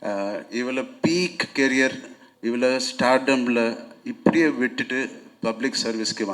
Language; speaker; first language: Tamil; non-native, local second language; Telugu